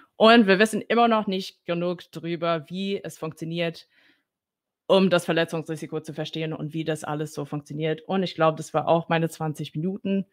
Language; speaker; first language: German; non-native, fluent; English